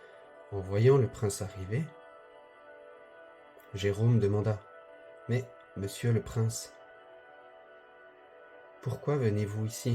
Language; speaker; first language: French; native; French